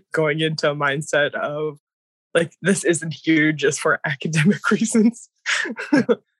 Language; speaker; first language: English; native; English